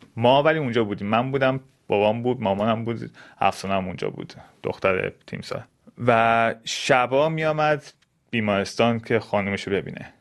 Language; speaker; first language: Persian; early bilingual, heritage; Persian